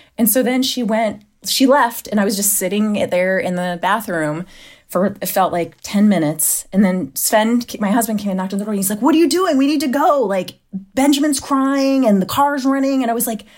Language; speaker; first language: English; native; English